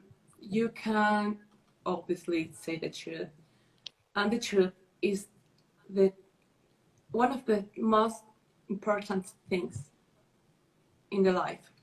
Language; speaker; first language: English; non-native, learner; Spanish